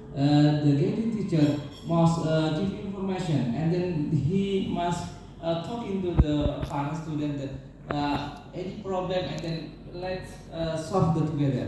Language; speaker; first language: English; non-native, learner; Indonesian